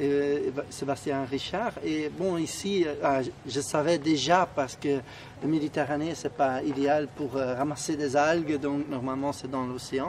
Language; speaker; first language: French; non-native, fluent; Spanish